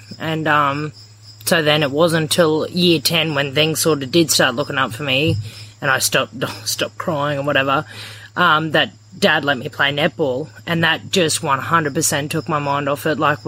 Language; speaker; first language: English; native; English